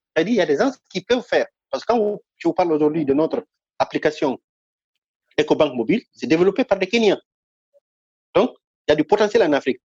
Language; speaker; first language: French; non-native, local second language; Fula